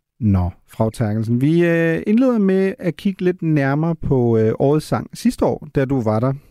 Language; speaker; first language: Danish; native; Danish